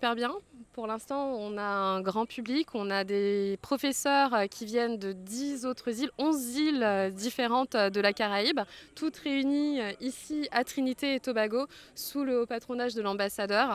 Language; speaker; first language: French; native; French